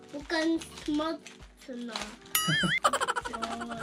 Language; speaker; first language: Indonesian; early bilingual, heritage; Indonesian